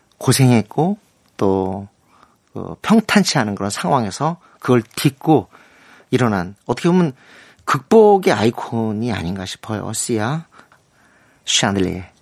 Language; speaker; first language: Korean; native; Korean